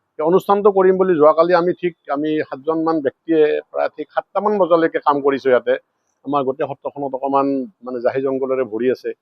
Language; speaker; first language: Assamese; native; Assamese